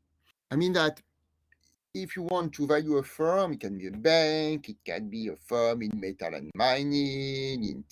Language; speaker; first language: English; non-native, fluent; French